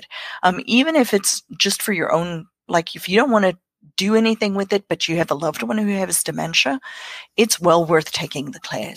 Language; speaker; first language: English; non-native, local second language; Afrikaans